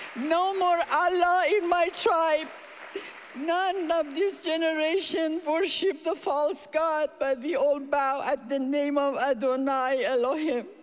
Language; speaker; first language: English; non-native, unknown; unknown